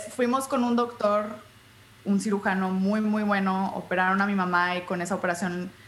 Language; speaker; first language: Spanish; native; Spanish